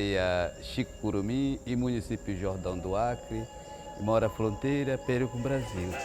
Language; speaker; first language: Portuguese; non-native, local second language; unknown